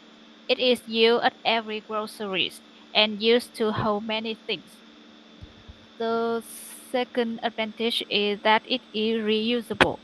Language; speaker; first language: English; non-native, learner; Vietnamese